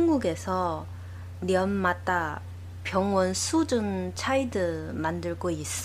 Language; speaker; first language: Korean; non-native, learner; Chinese